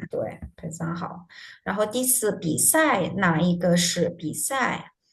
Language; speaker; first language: Chinese; non-native, fluent; Indonesian